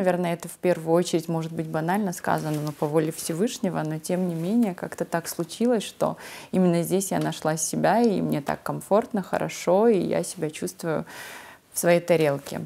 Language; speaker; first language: Russian; non-native, local second language; Ossetic